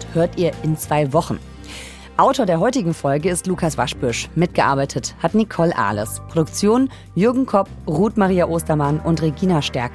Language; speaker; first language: German; native; German